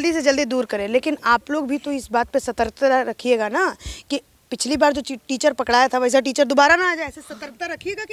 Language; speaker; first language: Hindi; native; Hindi